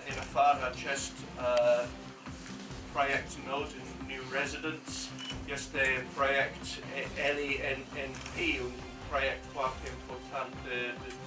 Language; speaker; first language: Romanian; non-native, learner; English